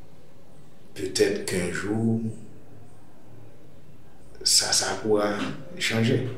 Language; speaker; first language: French; non-native, local second language; Haitian Creole